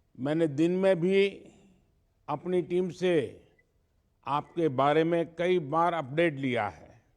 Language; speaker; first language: Hindi; non-native, local second language; Gujarati